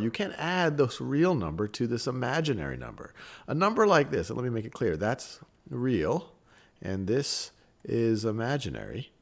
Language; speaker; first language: English; native; English